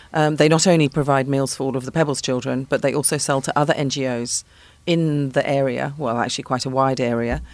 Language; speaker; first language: English; native; English